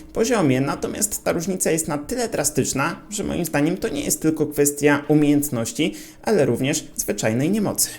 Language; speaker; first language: Polish; native; Polish